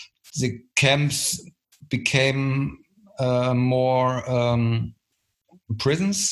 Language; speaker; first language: English; non-native, fluent; German